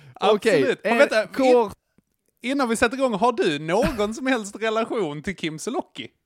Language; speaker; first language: Swedish; native; Swedish